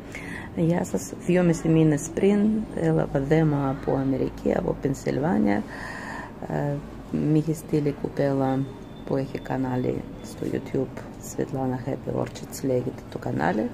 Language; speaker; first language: Greek; non-native, fluent; Russian